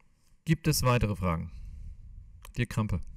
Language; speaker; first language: German; native; German